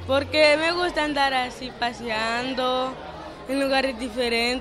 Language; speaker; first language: Spanish; native; Spanish